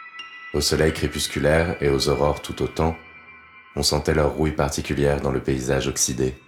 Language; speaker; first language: French; native; French